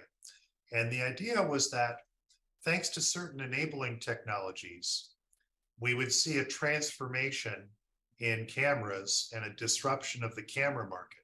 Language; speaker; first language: English; native; English